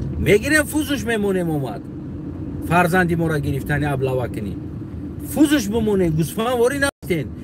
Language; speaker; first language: Tajik; non-native, local second language; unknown